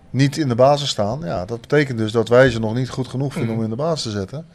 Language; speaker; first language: Dutch; native; Dutch